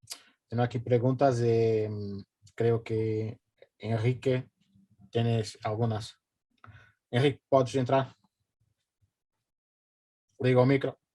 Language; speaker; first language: Spanish; non-native, learner; Portuguese